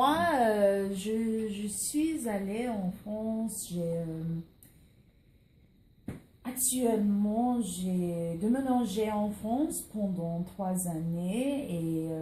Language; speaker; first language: French; non-native, learner; English